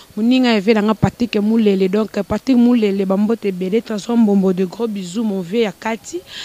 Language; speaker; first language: Lingala; native; Lingala